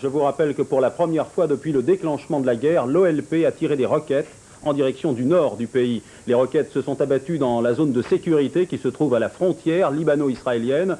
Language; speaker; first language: French; native; French